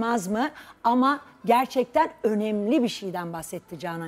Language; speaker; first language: Turkish; native; Turkish